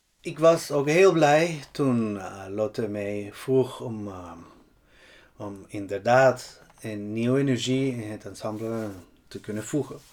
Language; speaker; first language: Dutch; non-native, fluent; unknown